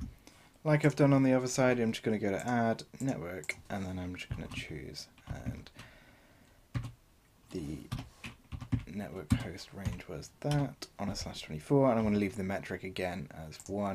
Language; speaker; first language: English; native; English